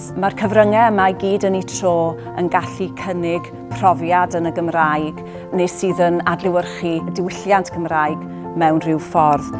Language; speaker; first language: Welsh; native; Welsh